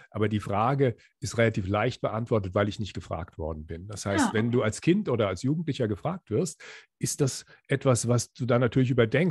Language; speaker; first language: German; native; German